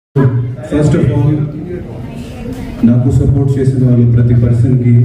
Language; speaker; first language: Telugu; non-native, fluent; Hindi